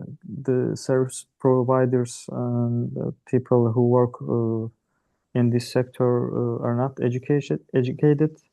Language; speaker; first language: English; non-native, learner; Turkish